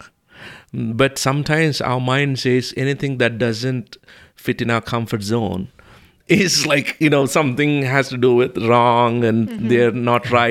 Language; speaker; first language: English; non-native, local second language; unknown